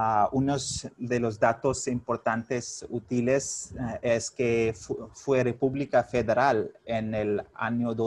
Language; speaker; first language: Spanish; non-native, fluent; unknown